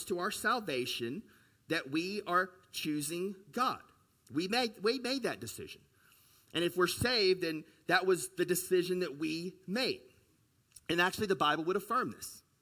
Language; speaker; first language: English; native; English